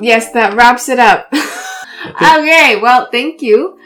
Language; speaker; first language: English; early bilingual, other home language; Chinese